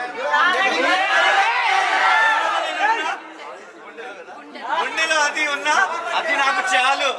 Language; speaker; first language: Telugu; non-native, learner; Hindi